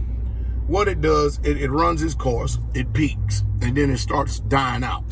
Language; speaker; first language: English; native; English